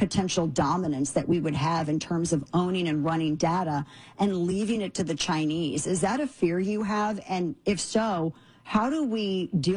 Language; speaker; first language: English; native; English